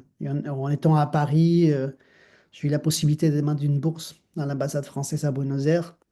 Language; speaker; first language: French; non-native, fluent; Spanish